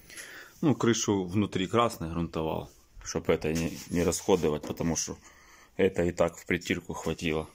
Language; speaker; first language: Russian; native; Russian